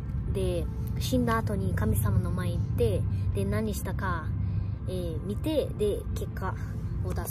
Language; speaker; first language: Japanese; early bilingual, other home language; Portuguese